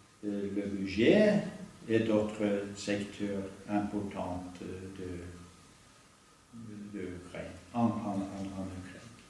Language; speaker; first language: French; non-native, learner; Norwegian